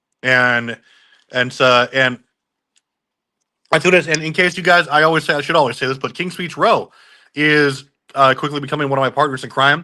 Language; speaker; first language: English; native; English